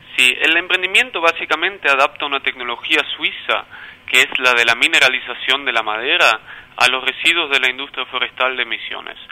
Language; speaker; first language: Spanish; non-native, fluent; German